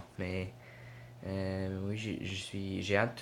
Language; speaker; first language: French; non-native, learner; English